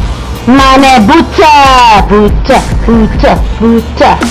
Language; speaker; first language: German; non-native, learner; English